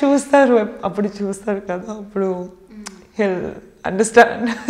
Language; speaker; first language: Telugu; non-native, learner; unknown